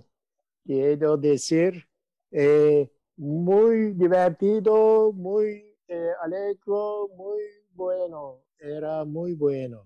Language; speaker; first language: Spanish; non-native, learner; Turkish